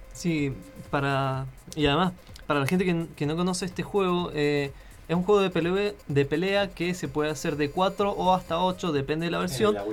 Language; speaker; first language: Spanish; native; Spanish